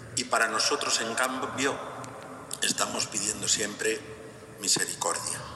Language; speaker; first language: Spanish; native; Spanish